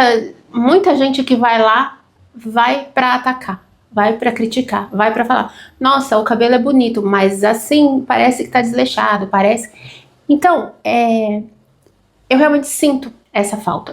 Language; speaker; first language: Portuguese; native; Portuguese